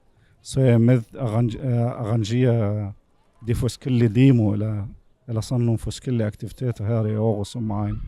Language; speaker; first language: Danish; non-native, fluent; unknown